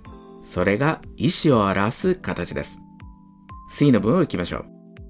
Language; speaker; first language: Japanese; native; Japanese